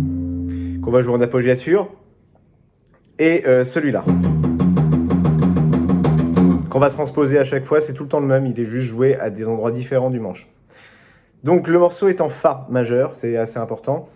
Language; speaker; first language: French; native; French